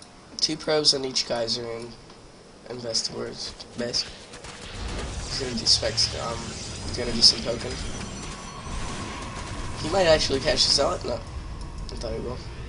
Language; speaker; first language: English; native; English